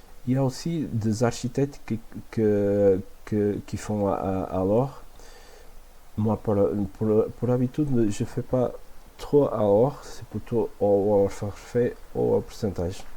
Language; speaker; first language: French; non-native, fluent; Portuguese